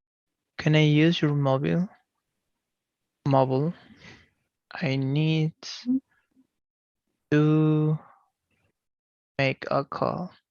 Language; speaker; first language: English; non-native, learner; Portuguese